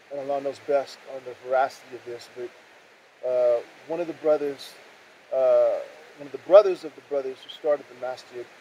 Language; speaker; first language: English; native; English